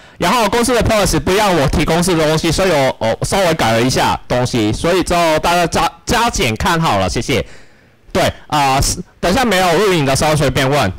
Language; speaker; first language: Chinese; non-native, local second language; Cantonese